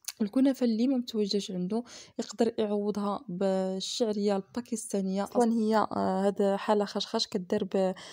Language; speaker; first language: Arabic; native; Arabic